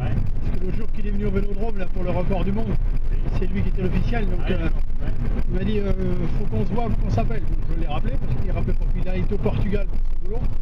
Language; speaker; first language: French; native; French